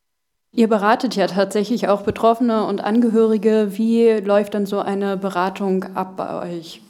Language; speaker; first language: German; native; German